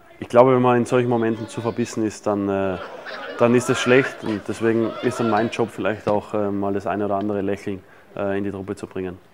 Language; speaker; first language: German; native; German